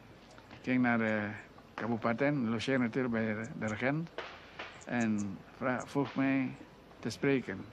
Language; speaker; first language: Dutch; non-native, local second language; Indonesian